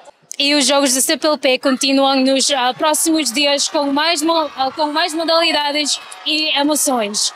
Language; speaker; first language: Portuguese; non-native, local second language; Tetum